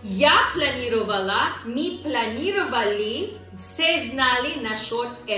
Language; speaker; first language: Russian; non-native, learner; Filipino